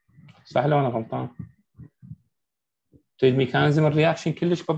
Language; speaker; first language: Arabic; native; Arabic